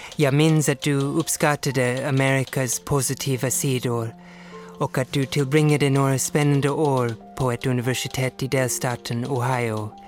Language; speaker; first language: Swedish; non-native, fluent; English